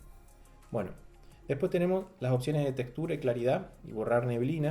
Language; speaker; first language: Spanish; native; Spanish